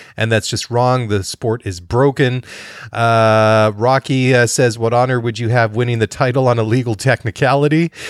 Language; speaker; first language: English; native; English